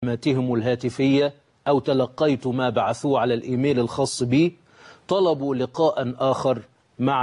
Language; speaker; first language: Arabic; native; Arabic